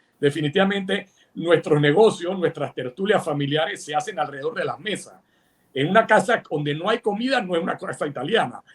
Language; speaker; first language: Spanish; early bilingual, other home language; Italian